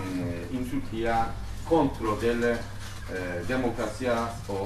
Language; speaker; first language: Italian; non-native, learner; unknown